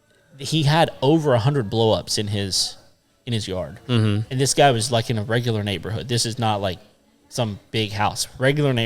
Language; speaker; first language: English; native; English